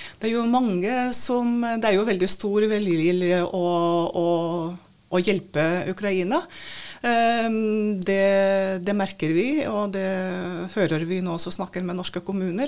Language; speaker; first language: Norwegian; non-native, fluent; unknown